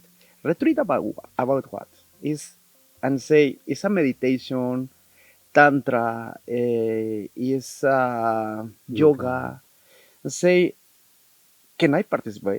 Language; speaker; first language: English; non-native, learner; Spanish